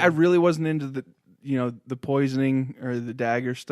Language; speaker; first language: English; native; English